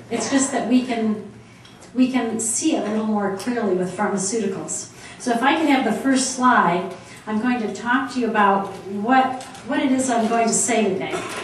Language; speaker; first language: English; native; English